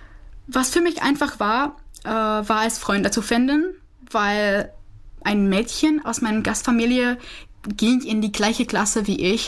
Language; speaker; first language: German; non-native, learner; Czech